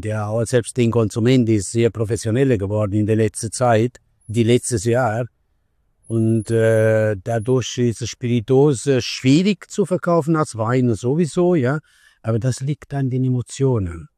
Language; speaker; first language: German; non-native, learner; Italian